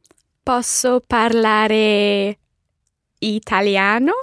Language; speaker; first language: Italian; non-native, learner; English